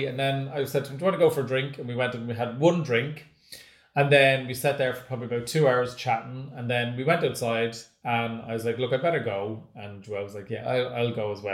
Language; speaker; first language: English; native; English